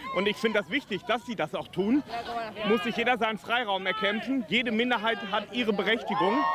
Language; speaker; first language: German; native; German